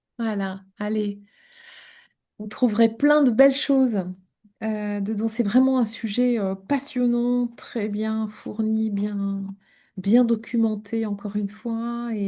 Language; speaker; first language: French; native; French